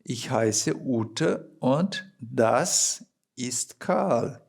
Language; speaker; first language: German; non-native, fluent; Portuguese